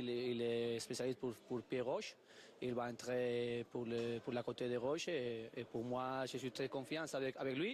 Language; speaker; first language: French; non-native, learner; Spanish